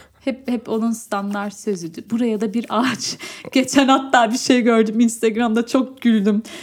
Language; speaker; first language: Turkish; early bilingual, other home language; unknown